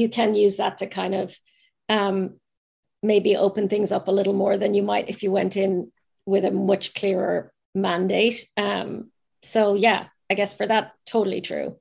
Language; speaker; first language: English; native; English